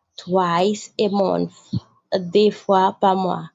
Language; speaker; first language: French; non-native, local second language; Haitian Creole